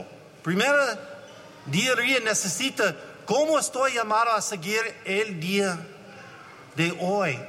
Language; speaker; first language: Spanish; non-native, learner; English